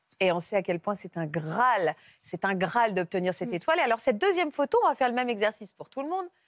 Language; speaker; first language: French; native; French